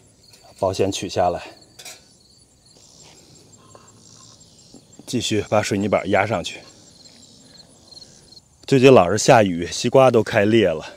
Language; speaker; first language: Chinese; native; Chinese